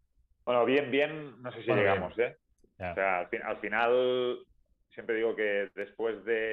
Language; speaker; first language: Spanish; native; Spanish